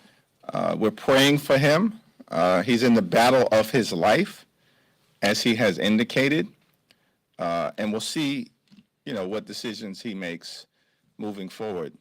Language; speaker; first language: English; native; English